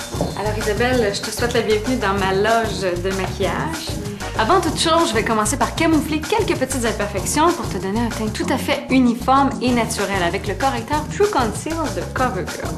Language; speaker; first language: French; native; French